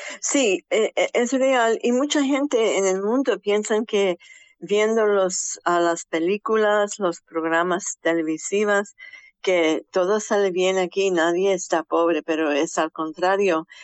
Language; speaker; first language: Spanish; early bilingual, heritage; Spanish